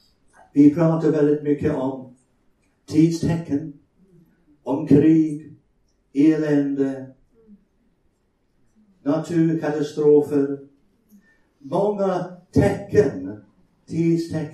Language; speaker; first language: Swedish; non-native, fluent; English